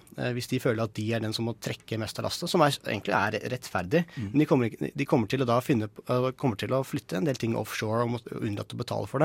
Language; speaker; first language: Norwegian; native; Norwegian